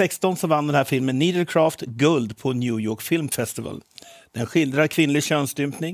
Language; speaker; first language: Swedish; native; Swedish